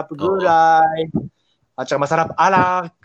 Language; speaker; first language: Filipino; non-native, learner; Japanese